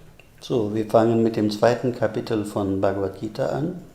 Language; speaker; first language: German; non-native, fluent; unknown